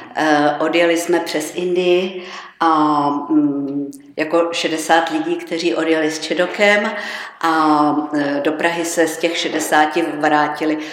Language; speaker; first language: Czech; native; Czech